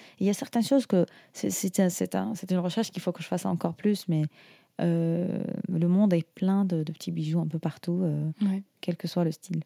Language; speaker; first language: French; non-native, fluent; Arabic